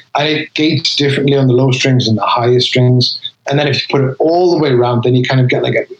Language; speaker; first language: English; native; English